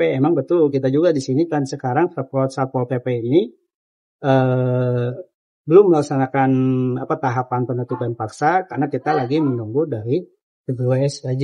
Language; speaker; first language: Indonesian; non-native, local second language; Sundanese